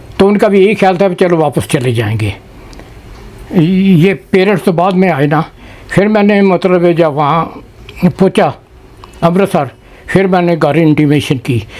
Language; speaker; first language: Urdu; non-native, local second language; Punjabi